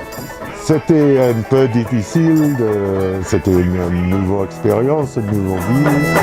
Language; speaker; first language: French; non-native, fluent; English